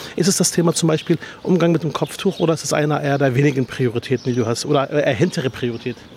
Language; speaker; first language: German; early bilingual, other home language; Arabic